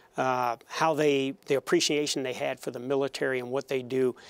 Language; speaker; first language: English; native; English